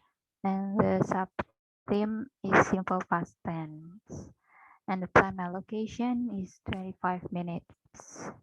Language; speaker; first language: English; non-native, fluent; Indonesian